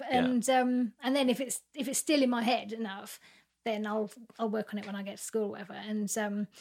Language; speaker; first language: English; native; English